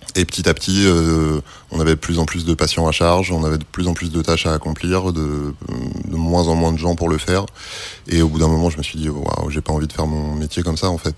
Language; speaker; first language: French; native; French